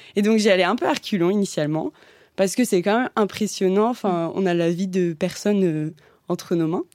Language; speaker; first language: French; native; French